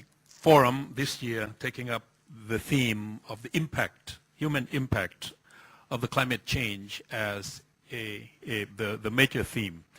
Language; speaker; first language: English; non-native, fluent; Thai